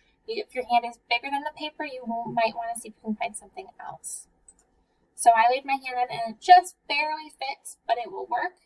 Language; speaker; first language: English; native; English